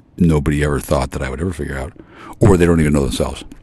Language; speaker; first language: English; native; English